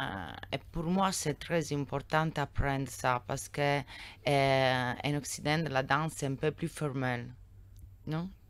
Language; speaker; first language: French; non-native, learner; Italian